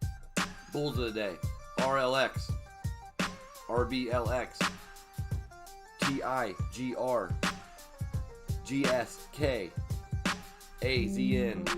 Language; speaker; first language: English; native; English